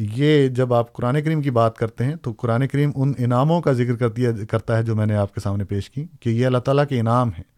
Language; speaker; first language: Urdu; native; Urdu